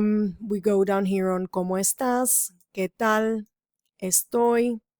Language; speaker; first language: Spanish; non-native, fluent; English